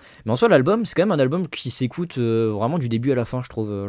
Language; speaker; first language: French; native; French